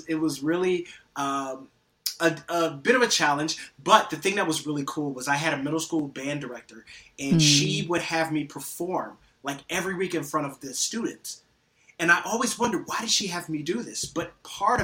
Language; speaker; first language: English; native; English